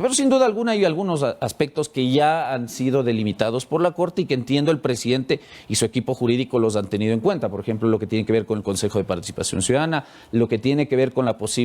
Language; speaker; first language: Spanish; native; Spanish